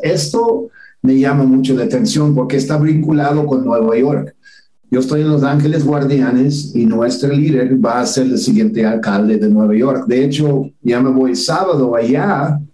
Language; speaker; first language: Spanish; non-native, fluent; English